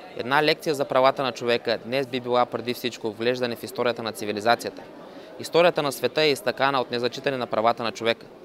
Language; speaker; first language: Bulgarian; non-native, local second language; Turkish